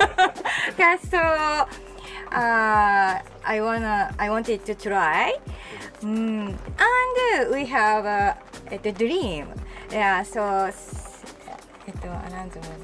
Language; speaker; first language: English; non-native, learner; Japanese